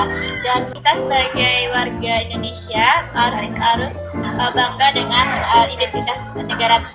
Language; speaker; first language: Indonesian; non-native, local second language; Minangkabau